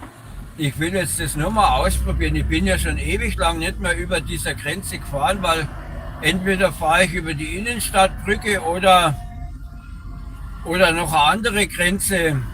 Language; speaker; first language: German; native; German